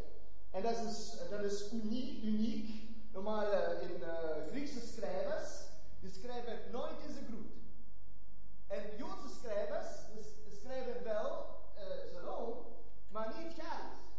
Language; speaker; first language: Dutch; non-native, fluent; German